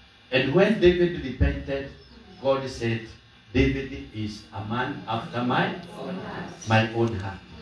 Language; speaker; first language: English; non-native, local second language; Kikuyu